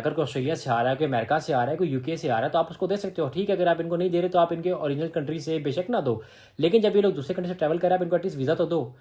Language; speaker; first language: Urdu; native; Urdu